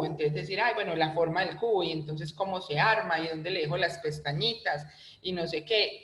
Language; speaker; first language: Spanish; native; Spanish